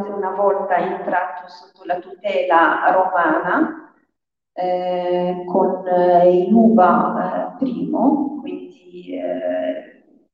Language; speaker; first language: Italian; non-native, fluent; Arabic